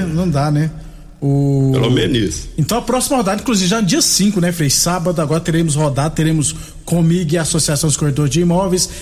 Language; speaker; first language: Portuguese; native; Portuguese